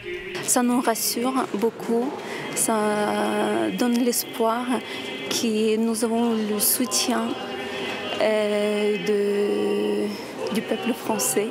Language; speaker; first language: French; non-native, fluent; Ukrainian